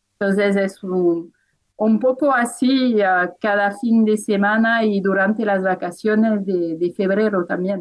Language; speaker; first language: Spanish; non-native, fluent; French